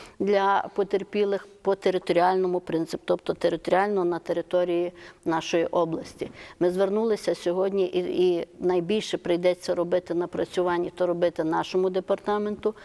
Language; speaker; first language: Ukrainian; native; Ukrainian